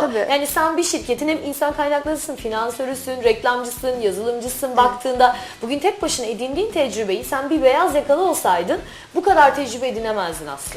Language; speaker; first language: Turkish; native; Turkish